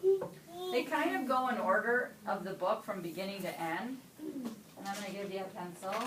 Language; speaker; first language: English; native; English